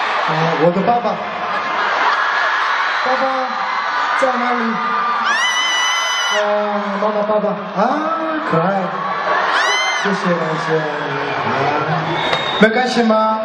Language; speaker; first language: Chinese; non-native, learner; Korean